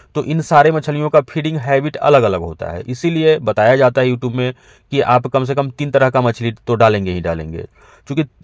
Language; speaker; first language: Hindi; native; Hindi